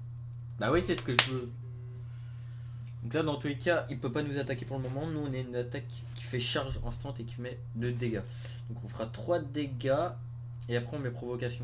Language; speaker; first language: French; native; French